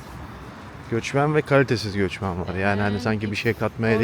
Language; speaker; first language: Turkish; native; Turkish